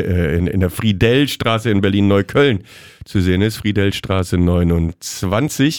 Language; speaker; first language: German; native; German